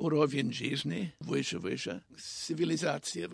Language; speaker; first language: Russian; non-native, learner; English